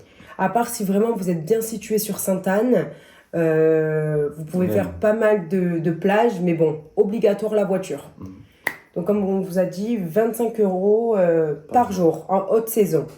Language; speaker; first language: French; native; French